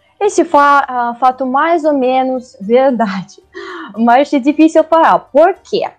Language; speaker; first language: Portuguese; non-native, learner; Russian